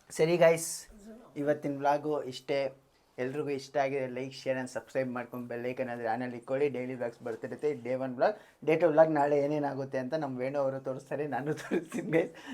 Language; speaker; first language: Kannada; non-native, local second language; Telugu